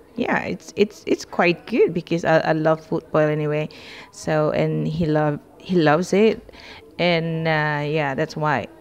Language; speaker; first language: English; non-native, fluent; Indonesian